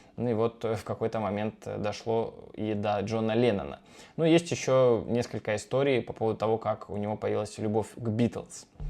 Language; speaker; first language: Russian; native; Russian